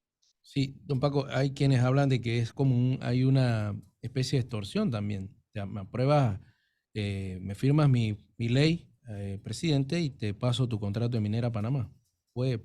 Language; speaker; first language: Spanish; native; Spanish